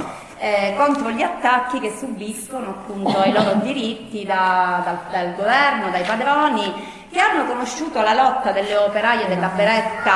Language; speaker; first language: Italian; native; Italian